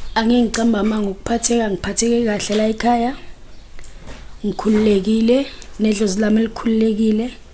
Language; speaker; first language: Zulu; native; Zulu